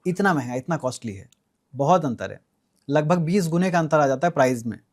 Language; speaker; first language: Hindi; native; Hindi